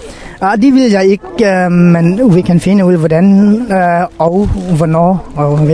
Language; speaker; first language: Danish; non-native, learner; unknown